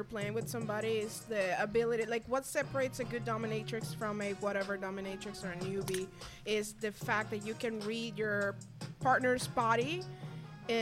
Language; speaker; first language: English; non-native, fluent; Spanish